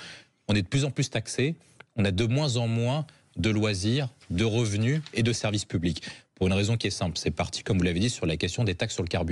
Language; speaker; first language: French; native; French